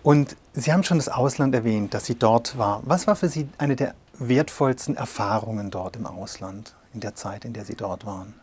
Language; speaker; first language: German; native; German